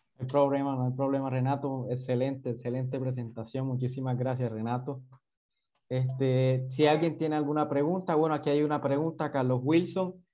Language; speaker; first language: Spanish; native; Spanish